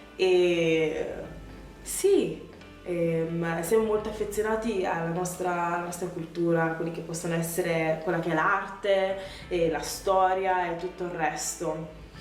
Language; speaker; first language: Italian; early bilingual, other home language; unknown